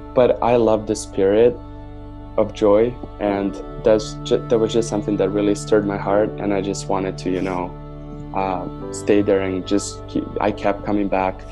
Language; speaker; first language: English; non-native, fluent; Serbian